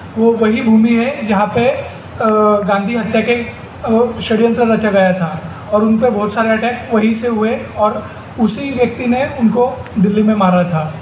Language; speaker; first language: Hindi; non-native, local second language; Marathi